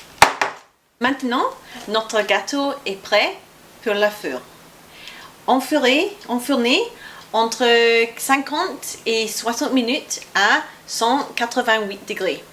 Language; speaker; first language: French; non-native, learner; English